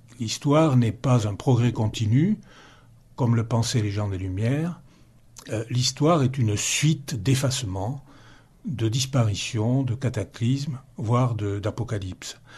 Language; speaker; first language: French; native; French